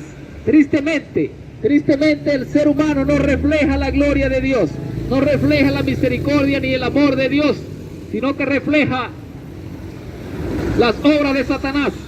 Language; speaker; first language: Spanish; native; Spanish